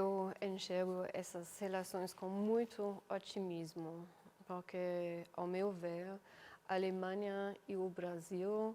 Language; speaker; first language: Portuguese; non-native, fluent; German